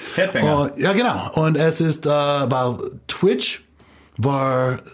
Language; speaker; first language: German; non-native, fluent; English